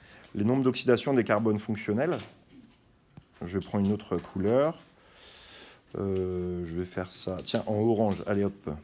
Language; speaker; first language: French; native; French